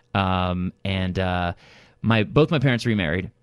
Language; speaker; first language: English; early bilingual, other home language; Russian